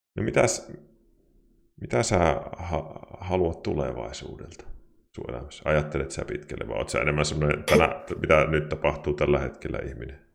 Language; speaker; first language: Finnish; native; Finnish